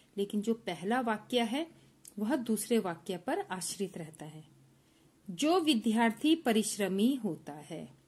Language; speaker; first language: Hindi; native; Hindi